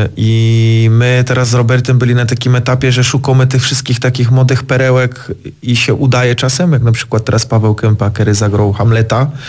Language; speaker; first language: Polish; native; Polish